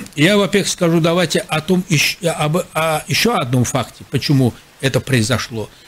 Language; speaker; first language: Russian; non-native, local second language; Azerbaijani